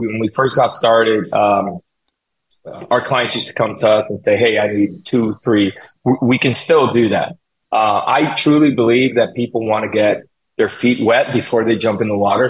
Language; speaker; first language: English; non-native, fluent; Spanish